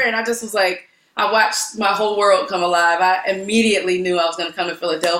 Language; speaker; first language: English; native; English